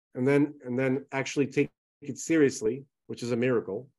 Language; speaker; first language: English; early bilingual, other home language; Russian